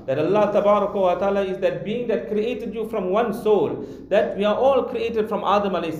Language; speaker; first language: English; non-native, local second language; Urdu